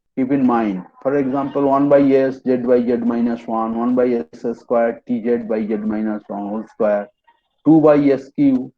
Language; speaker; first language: English; non-native, local second language; Bangla